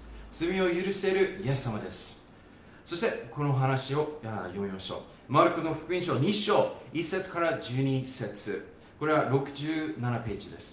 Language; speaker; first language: Japanese; non-native, fluent; English